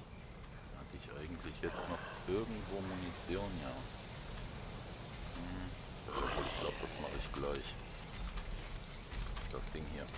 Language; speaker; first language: German; native; German